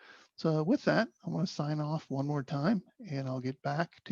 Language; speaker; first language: English; native; English